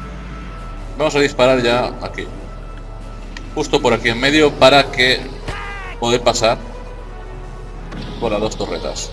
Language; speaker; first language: Spanish; native; Spanish